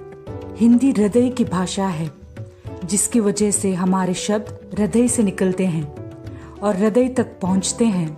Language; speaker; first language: Hindi; non-native, local second language; Malayalam